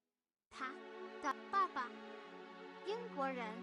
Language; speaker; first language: Chinese; non-native, learner; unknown